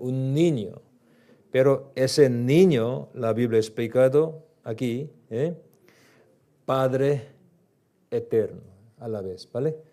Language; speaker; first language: Spanish; non-native, learner; Korean